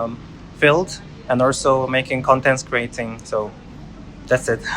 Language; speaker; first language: English; non-native, learner; Korean